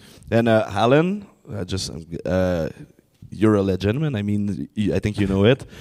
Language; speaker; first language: English; non-native, fluent; French